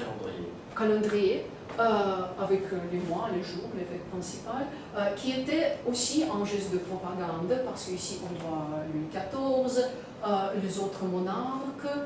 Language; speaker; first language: French; non-native, fluent; Russian